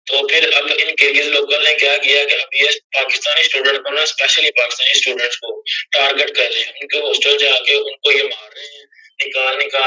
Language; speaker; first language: Urdu; native; Urdu